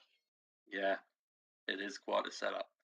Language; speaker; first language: English; native; English